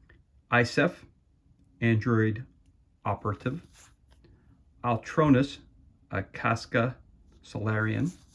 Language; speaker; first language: English; native; English